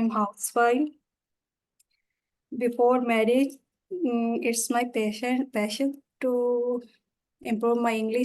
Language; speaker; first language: English; non-native, learner; Urdu